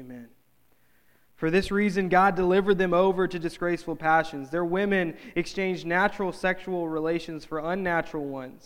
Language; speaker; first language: English; native; English